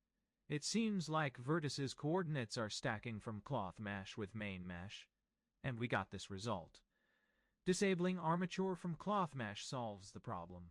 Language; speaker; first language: English; non-native, fluent; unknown